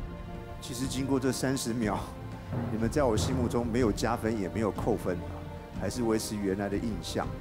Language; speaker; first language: Chinese; native; Chinese